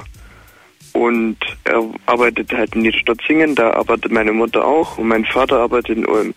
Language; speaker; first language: German; native; German